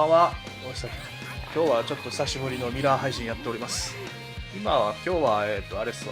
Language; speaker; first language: Japanese; native; Japanese